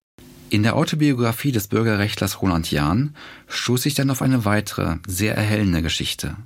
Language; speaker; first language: German; native; German